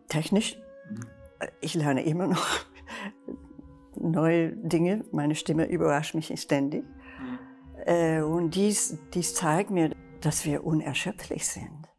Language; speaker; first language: German; non-native, fluent; English